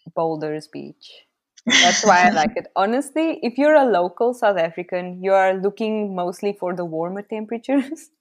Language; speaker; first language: English; native; English